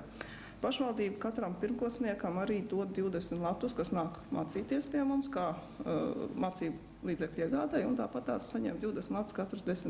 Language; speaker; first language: Latvian; native; Latvian